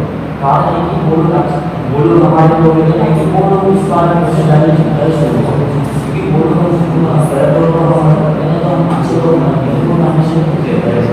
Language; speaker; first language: Hindi; non-native, local second language; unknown